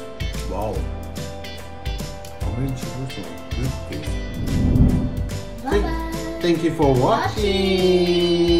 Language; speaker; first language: English; non-native, local second language; Filipino